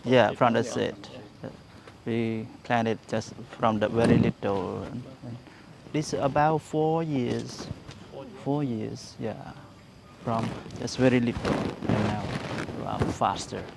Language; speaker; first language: English; non-native, learner; Khmer